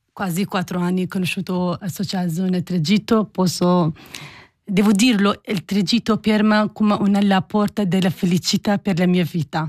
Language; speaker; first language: Italian; non-native, learner; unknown